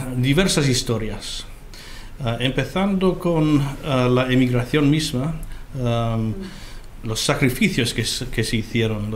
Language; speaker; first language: Spanish; non-native, fluent; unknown